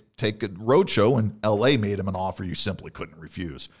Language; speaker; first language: English; native; English